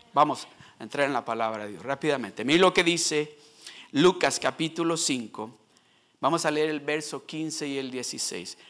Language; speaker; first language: Spanish; early bilingual, heritage; Spanish